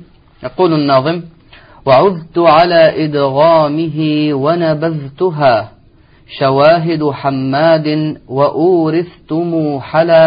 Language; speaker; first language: Arabic; native; Arabic